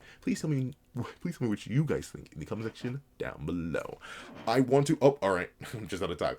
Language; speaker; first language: English; native; English